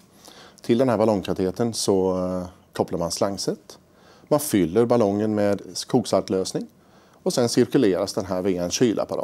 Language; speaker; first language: Swedish; native; Swedish